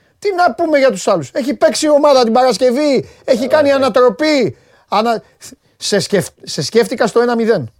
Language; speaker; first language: Greek; native; Greek